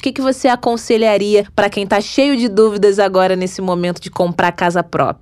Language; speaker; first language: Portuguese; native; Portuguese